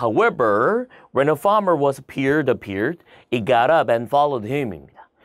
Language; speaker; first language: English; non-native, fluent; Korean